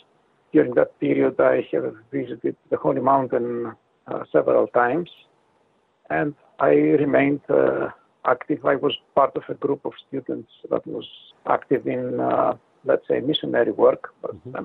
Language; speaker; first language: English; non-native, fluent; Greek